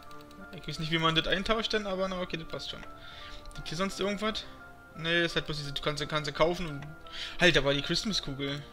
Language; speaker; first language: German; native; German